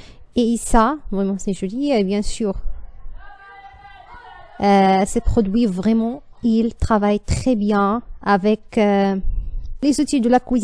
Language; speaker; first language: French; non-native, learner; Arabic